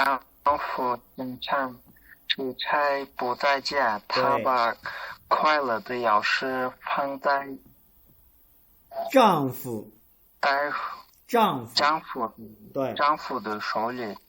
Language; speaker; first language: Chinese; non-native, learner; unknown